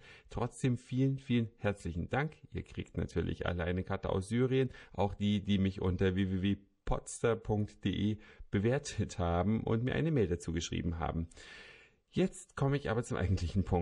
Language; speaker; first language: German; native; German